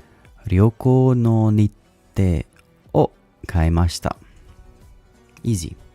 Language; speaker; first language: Japanese; non-native, learner; English